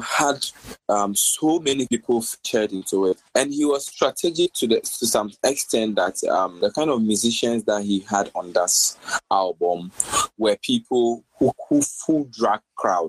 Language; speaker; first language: English; non-native, local second language; Akan